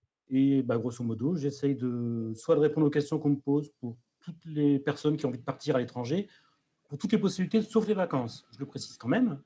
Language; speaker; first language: French; native; French